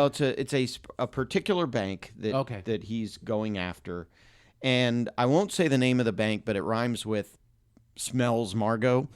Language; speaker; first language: English; native; English